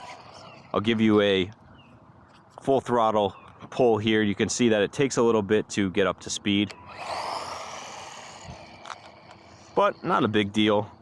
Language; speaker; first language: English; native; English